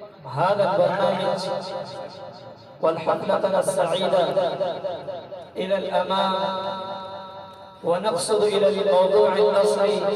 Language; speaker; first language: Arabic; non-native, fluent; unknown